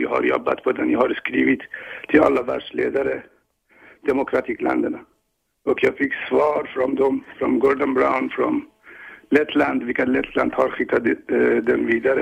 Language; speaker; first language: Swedish; non-native, learner; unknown